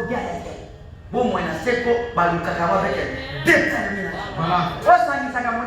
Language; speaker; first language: French; non-native, local second language; Lingala